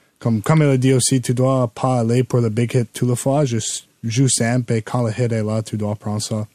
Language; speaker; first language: French; non-native, local second language; English